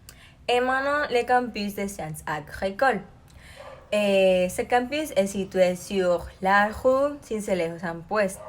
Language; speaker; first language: French; non-native, learner; Spanish